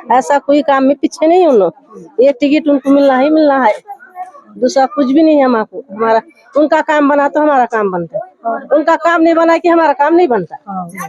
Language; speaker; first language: Hindi; native; Hindi